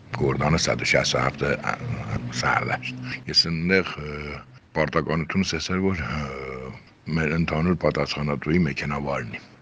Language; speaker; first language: Armenian; native; Armenian